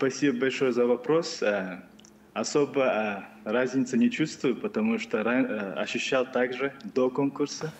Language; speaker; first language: Russian; non-native, local second language; Kazakh